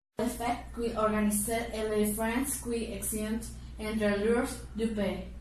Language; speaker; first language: French; non-native, learner; Spanish